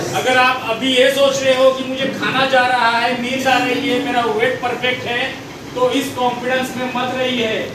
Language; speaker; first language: Hindi; non-native, local second language; Marathi